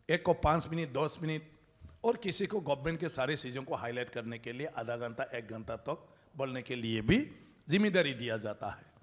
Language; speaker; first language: Hindi; non-native, local second language; Bodo